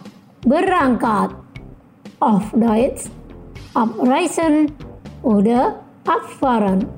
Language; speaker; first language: German; non-native, fluent; Indonesian